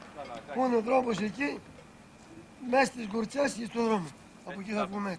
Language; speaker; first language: Greek; non-native, local second language; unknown